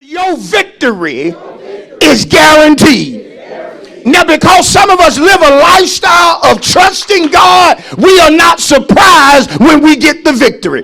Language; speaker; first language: English; native; English